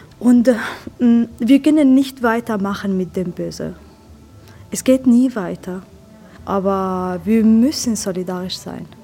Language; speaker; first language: German; non-native, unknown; Arabic